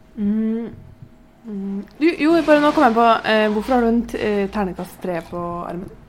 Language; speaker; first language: Norwegian; native; Norwegian